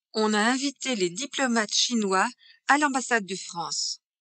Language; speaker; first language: French; native; French